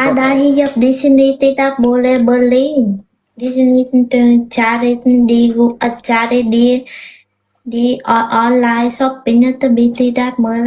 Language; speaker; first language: Indonesian; non-native, learner; Vietnamese